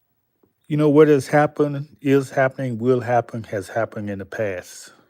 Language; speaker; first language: English; native; English